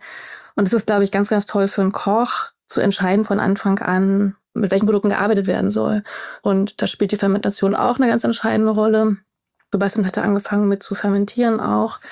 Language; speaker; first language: German; native; German